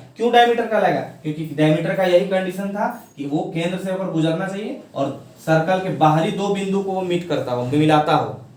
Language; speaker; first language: Hindi; native; Hindi